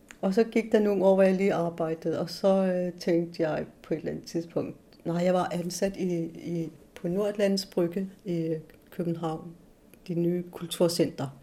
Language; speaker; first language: Danish; non-native, local second language; Kalaallisut